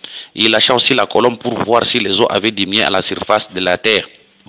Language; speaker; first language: French; non-native, local second language; Lingala